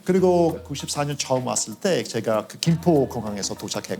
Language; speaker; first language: Korean; non-native, fluent; English